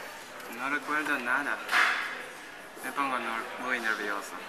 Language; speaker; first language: Spanish; non-native, learner; English